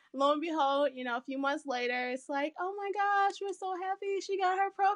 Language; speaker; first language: English; native; English